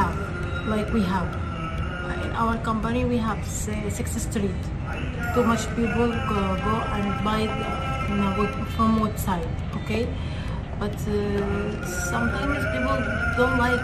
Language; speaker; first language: English; non-native, learner; Arabic